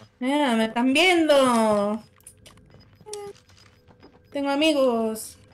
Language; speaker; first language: Spanish; early bilingual, other home language; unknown